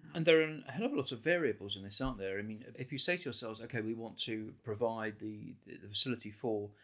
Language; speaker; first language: English; native; English